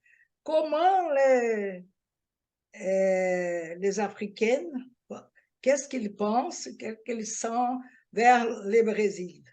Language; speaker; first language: French; non-native, learner; Portuguese